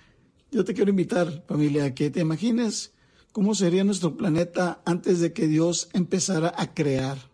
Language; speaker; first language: Spanish; native; Spanish